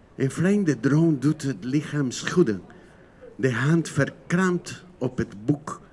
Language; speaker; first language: Dutch; non-native, fluent; Spanish